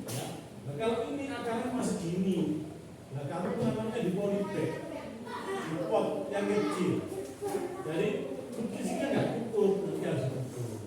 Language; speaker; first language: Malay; non-native, local second language; Javanese